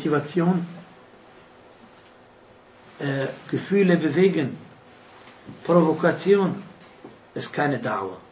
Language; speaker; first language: German; non-native, fluent; Arabic